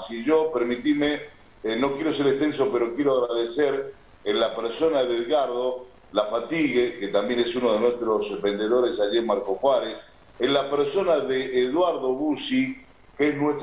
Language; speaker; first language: Spanish; native; Spanish